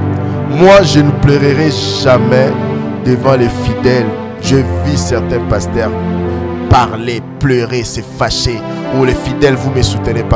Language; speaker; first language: French; non-native, local second language; Lingala